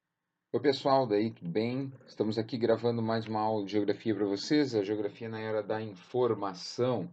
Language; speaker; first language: Portuguese; native; Portuguese